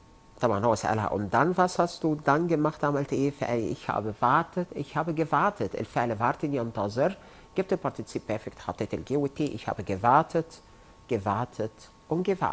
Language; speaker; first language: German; non-native, fluent; Arabic